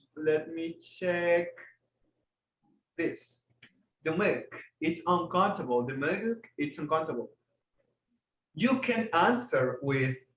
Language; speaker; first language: English; non-native, fluent; Spanish